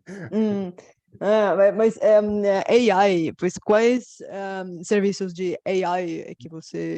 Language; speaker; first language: Portuguese; non-native, fluent; Bulgarian